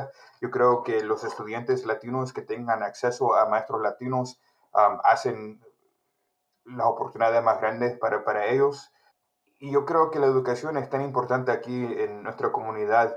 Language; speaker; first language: Spanish; early bilingual, heritage; Spanish